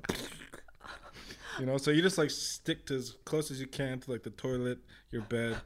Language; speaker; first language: English; native; English